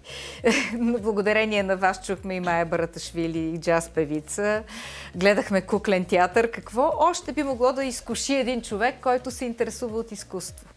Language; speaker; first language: Bulgarian; native; Bulgarian